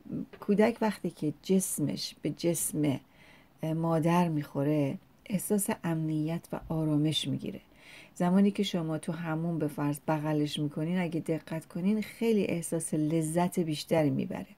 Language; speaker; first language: Persian; native; Persian